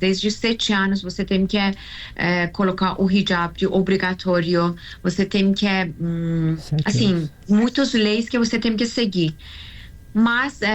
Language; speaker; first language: Portuguese; non-native, learner; Persian